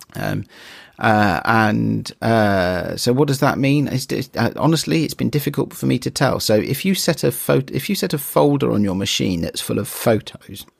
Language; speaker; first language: English; native; English